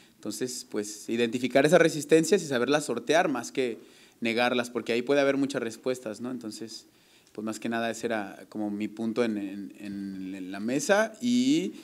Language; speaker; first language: Spanish; native; Spanish